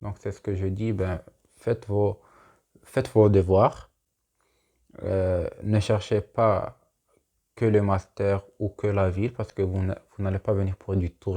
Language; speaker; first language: French; non-native, local second language; Arabic